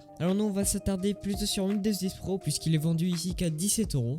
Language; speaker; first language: French; native; French